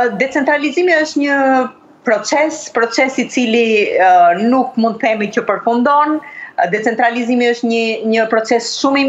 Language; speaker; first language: Albanian; native; Albanian